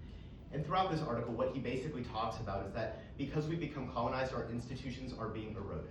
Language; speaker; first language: English; native; English